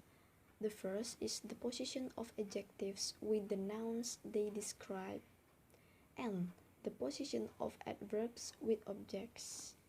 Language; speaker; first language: English; non-native, fluent; Indonesian